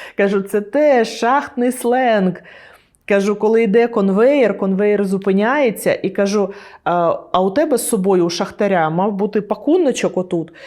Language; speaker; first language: Ukrainian; non-native, local second language; Russian